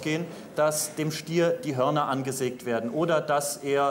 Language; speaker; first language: German; native; German